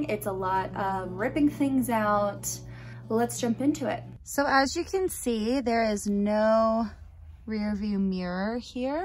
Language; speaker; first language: English; native; English